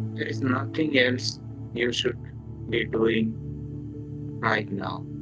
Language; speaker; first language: English; non-native, local second language; Malayalam